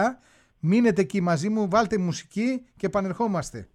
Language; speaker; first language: Greek; native; Greek